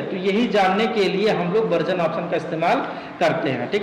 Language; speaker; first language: Hindi; native; Hindi